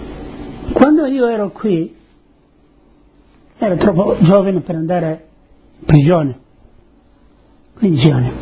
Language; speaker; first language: Italian; non-native, local second language; Friulian